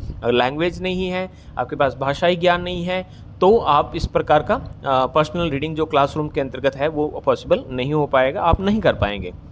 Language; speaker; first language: Hindi; native; Hindi